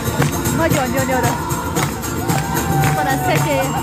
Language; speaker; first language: Hungarian; non-native, learner; Kazakh